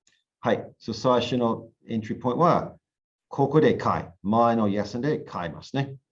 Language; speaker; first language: Japanese; non-native, learner; English